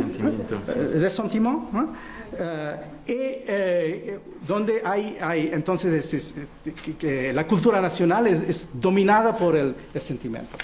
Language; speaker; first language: Spanish; non-native, fluent; Portuguese